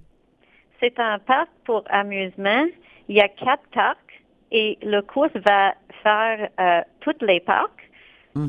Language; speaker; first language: French; non-native, local second language; English